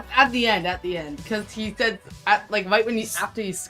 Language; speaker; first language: English; native; English